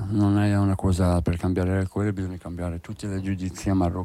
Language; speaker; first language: Italian; non-native, learner; Arabic